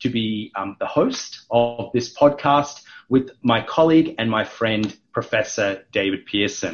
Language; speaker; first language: English; non-native, local second language; Sinhala